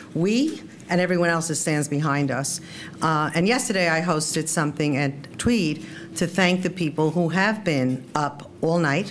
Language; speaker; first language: English; early bilingual, other home language; Spanish